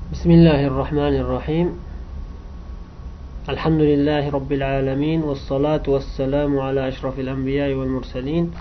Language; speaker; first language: Arabic; non-native, fluent; Uzbek